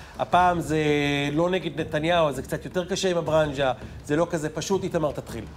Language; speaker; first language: Hebrew; native; Hebrew